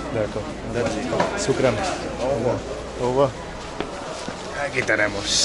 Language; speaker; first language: French; non-native, learner; Spanish